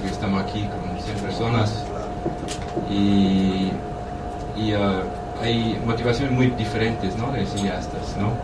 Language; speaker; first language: Spanish; non-native, fluent; German